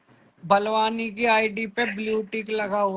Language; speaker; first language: Hindi; native; Hindi